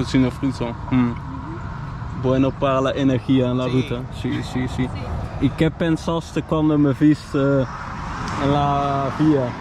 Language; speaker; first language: Spanish; non-native, learner; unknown